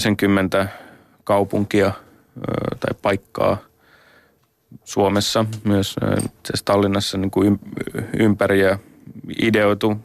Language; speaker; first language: Finnish; native; Finnish